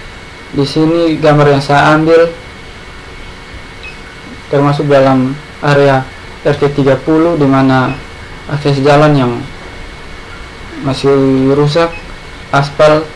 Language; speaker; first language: Indonesian; native; Indonesian